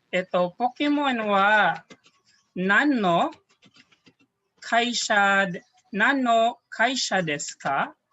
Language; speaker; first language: Japanese; non-native, fluent; Filipino